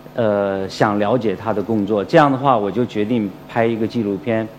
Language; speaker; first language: Chinese; native; Chinese